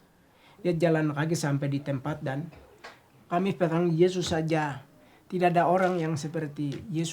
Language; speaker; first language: Indonesian; non-native, local second language; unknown